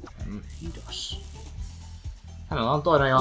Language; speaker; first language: Finnish; native; Finnish